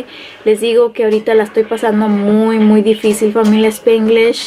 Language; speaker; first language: Spanish; early bilingual, heritage; Spanish